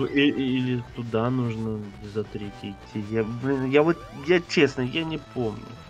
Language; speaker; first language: Russian; native; Russian